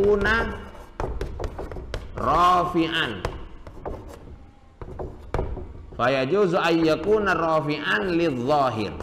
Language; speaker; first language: Arabic; non-native, fluent; Madurese